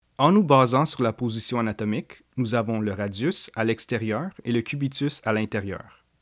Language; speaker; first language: French; native; French